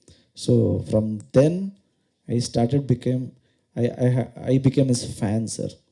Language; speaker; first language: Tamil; non-native, learner; Kannada